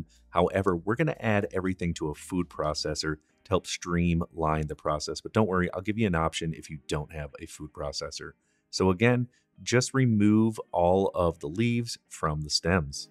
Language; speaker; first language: English; native; English